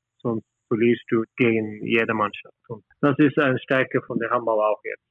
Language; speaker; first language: German; non-native, learner; Norwegian